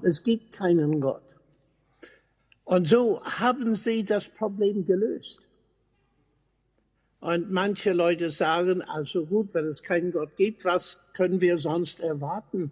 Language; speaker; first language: German; non-native, fluent; English